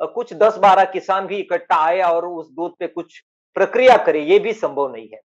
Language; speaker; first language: Hindi; non-native, local second language; Marathi